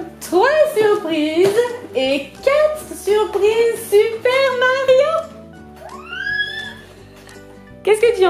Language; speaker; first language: French; native; French